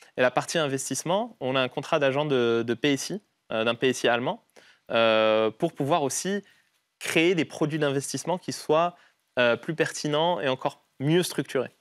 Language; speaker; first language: French; non-native, local second language; Arabic